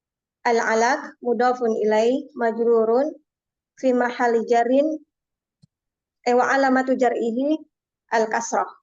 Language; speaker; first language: Arabic; non-native, learner; Indonesian